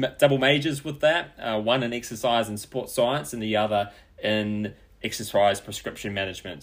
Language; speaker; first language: English; native; English